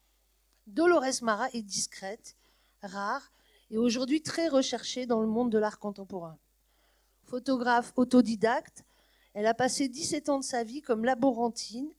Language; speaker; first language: French; native; French